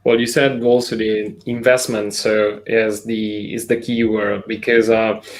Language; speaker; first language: English; non-native, fluent; Italian